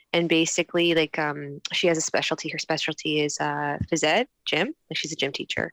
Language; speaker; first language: English; native; English